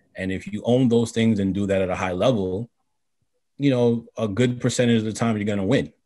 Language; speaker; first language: English; native; English